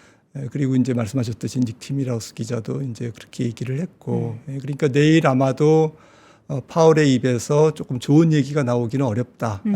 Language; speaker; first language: Korean; native; Korean